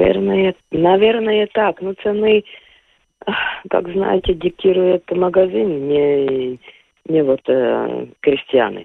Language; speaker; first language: Russian; non-native, local second language; Latvian